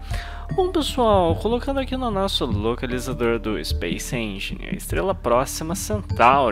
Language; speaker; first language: Portuguese; native; Portuguese